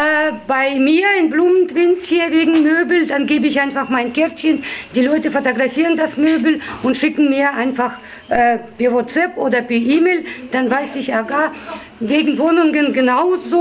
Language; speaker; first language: German; non-native, fluent; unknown